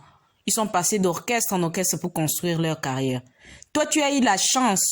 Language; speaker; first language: French; non-native, local second language; Lingala